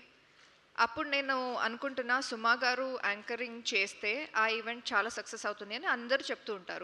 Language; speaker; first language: Telugu; non-native, local second language; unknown